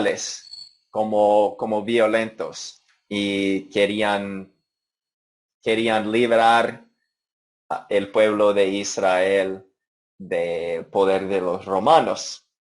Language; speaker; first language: Spanish; non-native, fluent; English